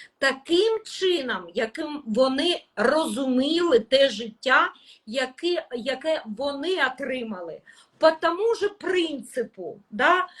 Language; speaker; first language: Ukrainian; non-native, local second language; Russian